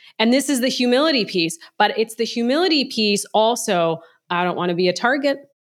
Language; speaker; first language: English; native; English